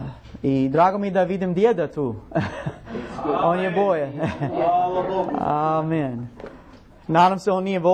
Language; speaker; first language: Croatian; non-native, learner; English